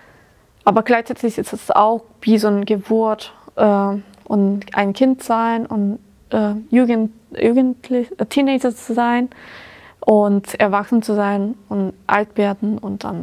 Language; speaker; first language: German; non-native, fluent; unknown